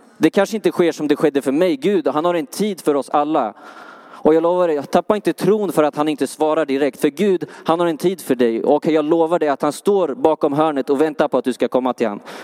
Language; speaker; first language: Swedish; native; Swedish